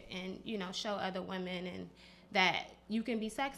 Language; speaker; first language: English; native; English